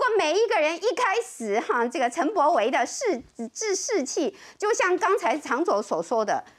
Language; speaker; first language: Chinese; native; Chinese